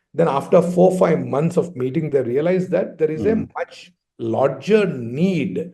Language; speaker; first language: English; non-native, local second language; Telugu